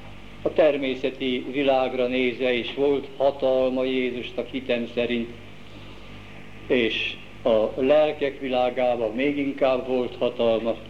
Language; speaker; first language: Hungarian; native; Hungarian